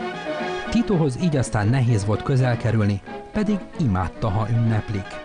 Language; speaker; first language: Hungarian; native; Hungarian